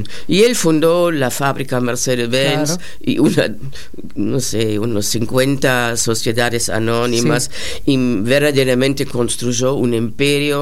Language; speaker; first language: Spanish; non-native, fluent; German